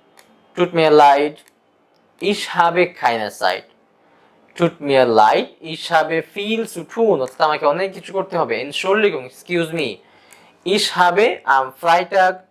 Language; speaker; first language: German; non-native, fluent; Bangla